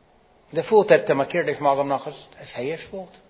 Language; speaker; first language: Hungarian; non-native, fluent; English